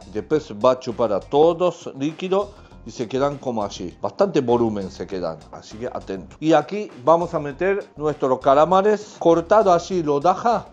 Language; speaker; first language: Spanish; non-native, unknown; Japanese